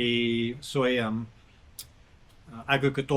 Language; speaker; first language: Spanish; non-native, learner; English